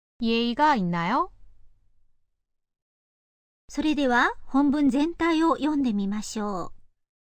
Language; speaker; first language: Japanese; non-native, fluent; Korean